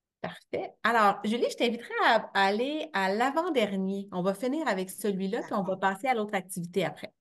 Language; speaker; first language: French; native; French